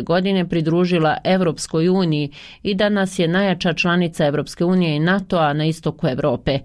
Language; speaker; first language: Croatian; native; Croatian